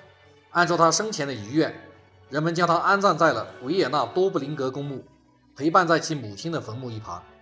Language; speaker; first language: Chinese; native; Chinese